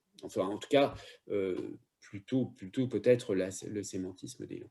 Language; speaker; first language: French; native; French